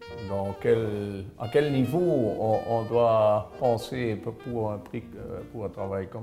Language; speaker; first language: French; non-native, learner; Dutch